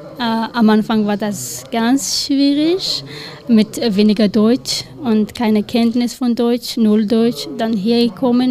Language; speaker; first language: German; non-native, learner; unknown